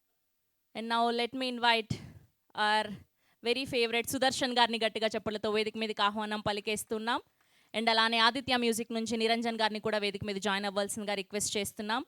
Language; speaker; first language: Telugu; native; Telugu